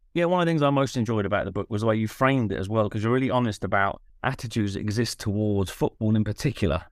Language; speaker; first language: English; native; English